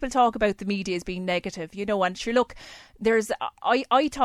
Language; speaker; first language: English; native; English